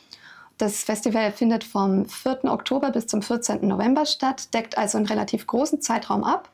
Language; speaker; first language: German; native; German